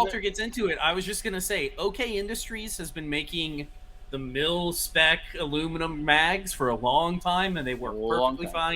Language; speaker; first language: English; native; English